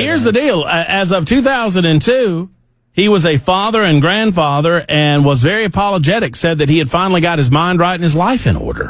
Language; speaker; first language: English; native; English